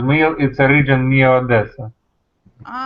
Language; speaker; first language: English; non-native, learner; Russian